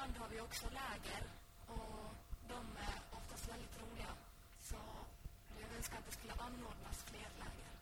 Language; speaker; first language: Swedish; early bilingual, other home language; Finnish